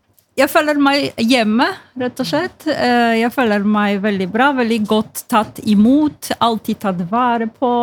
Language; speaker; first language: Norwegian; non-native, fluent; Polish